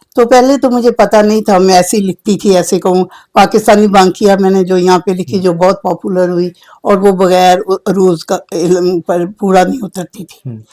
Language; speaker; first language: Urdu; native; Urdu